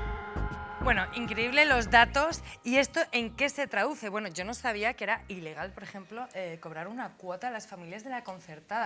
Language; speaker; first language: Spanish; native; Spanish